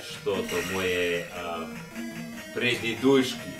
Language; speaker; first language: Russian; non-native, learner; English